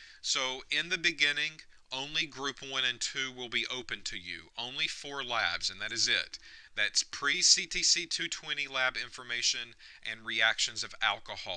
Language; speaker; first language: English; native; English